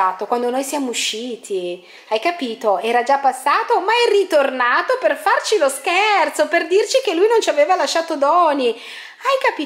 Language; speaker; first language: Italian; native; Italian